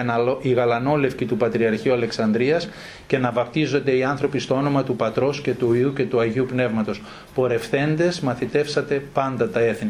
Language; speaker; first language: Greek; native; Greek